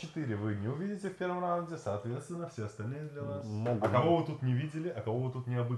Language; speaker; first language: Russian; native; Russian